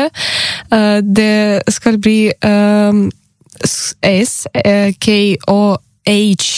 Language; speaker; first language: Norwegian; non-native, learner; Ukrainian